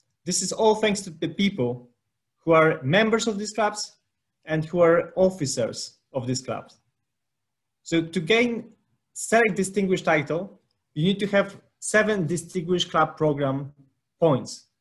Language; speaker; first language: English; non-native, fluent; Polish